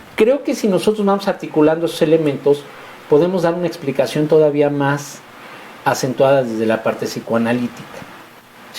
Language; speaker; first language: Spanish; native; Spanish